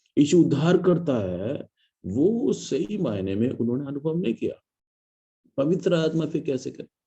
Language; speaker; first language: Hindi; non-native, local second language; Malayalam